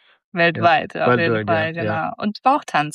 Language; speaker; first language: German; native; German